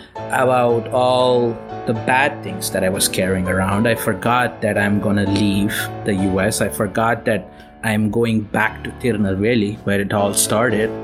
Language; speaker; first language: English; non-native, local second language; Tamil